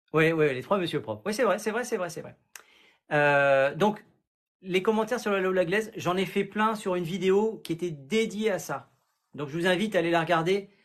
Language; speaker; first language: French; native; French